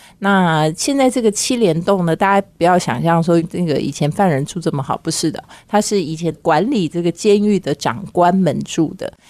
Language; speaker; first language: Chinese; native; Chinese